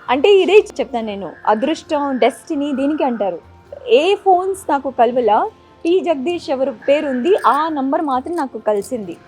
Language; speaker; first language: Telugu; non-native, fluent; Marathi